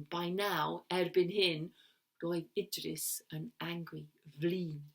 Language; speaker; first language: Welsh; non-native, learner; English